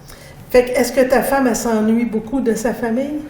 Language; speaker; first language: French; native; French